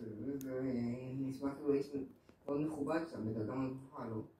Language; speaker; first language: Hebrew; native; Hebrew